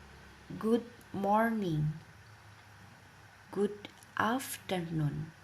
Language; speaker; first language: English; non-native, learner; Indonesian